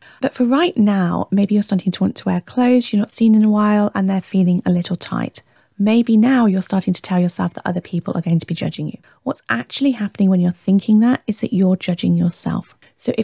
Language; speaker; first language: English; native; English